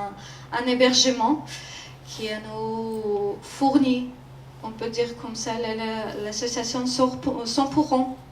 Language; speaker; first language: French; non-native, learner; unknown